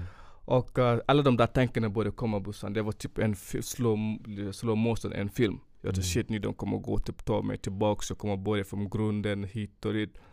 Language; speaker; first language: Swedish; non-native, fluent; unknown